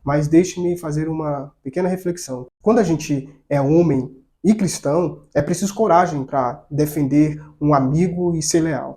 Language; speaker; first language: Portuguese; native; Portuguese